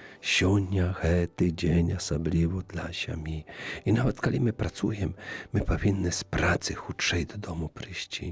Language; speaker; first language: Belarusian; native; Belarusian